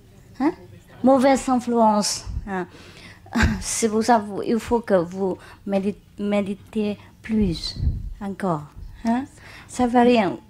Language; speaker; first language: French; non-native, learner; Vietnamese